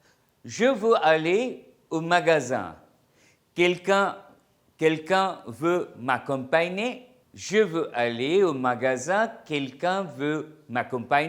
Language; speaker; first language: French; non-native, fluent; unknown